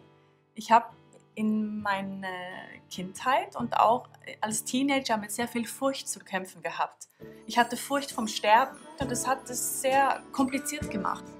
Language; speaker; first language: German; non-native, fluent; Norwegian